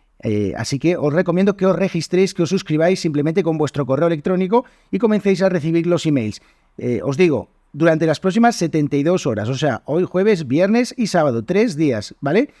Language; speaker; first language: Spanish; native; Spanish